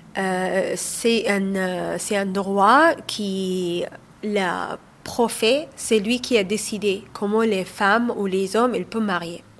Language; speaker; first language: French; non-native, learner; Somali